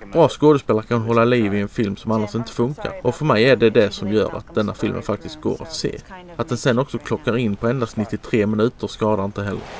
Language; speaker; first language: Swedish; native; Swedish